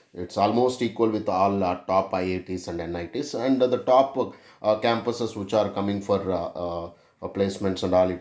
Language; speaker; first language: English; non-native, local second language; Telugu